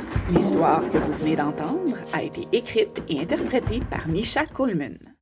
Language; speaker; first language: French; native; French